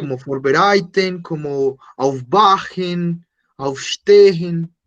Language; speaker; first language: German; non-native, fluent; Spanish